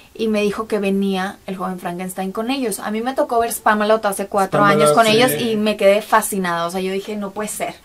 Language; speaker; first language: Spanish; native; Spanish